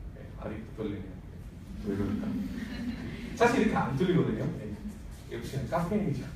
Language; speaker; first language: Korean; non-native, fluent; Bangla